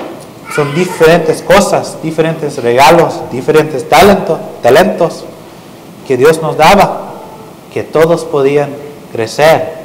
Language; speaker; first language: Spanish; non-native, fluent; English